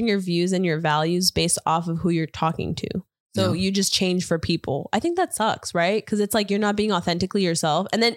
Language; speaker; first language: English; early bilingual, other home language; Spanish